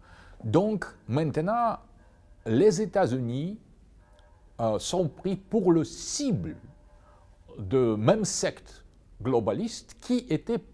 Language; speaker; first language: French; non-native, fluent; Russian